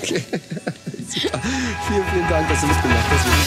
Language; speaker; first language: German; native; German